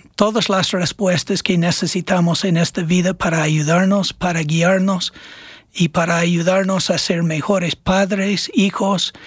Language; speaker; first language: Spanish; non-native, fluent; English